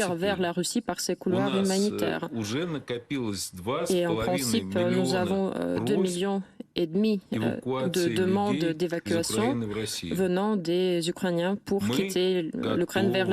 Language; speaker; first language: French; non-native, fluent; Russian